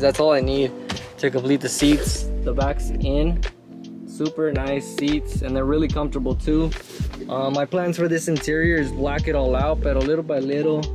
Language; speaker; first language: English; early bilingual, other home language; Spanish